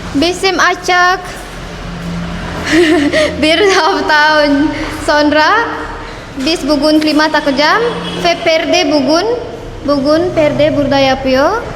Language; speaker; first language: Turkish; non-native, learner; Indonesian